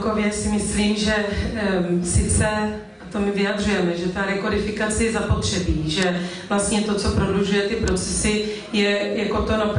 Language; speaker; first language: Czech; native; Czech